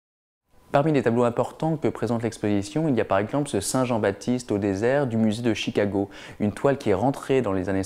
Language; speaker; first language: French; native; French